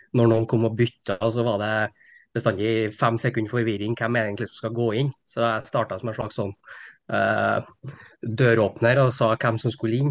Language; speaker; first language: Norwegian; native; Norwegian